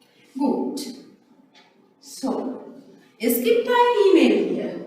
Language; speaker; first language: German; non-native, learner; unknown